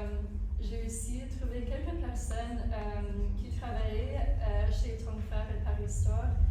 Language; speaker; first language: French; non-native, fluent; English